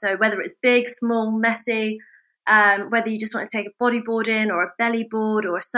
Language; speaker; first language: English; native; English